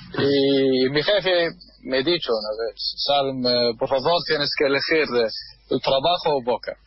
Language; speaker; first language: Spanish; non-native, learner; Arabic